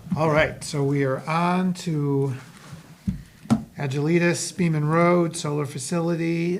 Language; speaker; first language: English; native; English